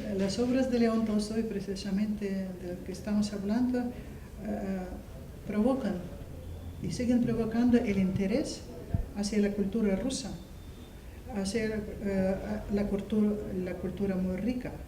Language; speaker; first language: Spanish; non-native, fluent; Russian